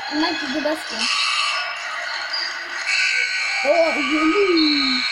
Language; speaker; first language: French; native; French